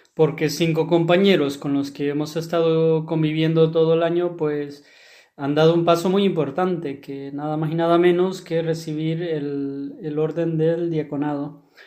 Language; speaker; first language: Spanish; native; Spanish